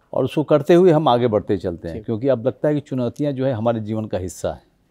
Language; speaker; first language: Hindi; native; Hindi